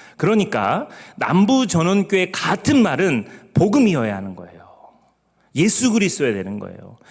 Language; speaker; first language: Korean; native; Korean